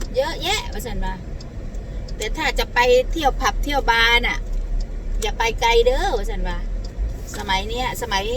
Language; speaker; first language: Thai; non-native, local second language; Northeastern Thai